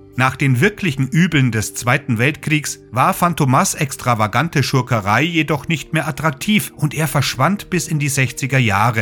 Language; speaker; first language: German; native; German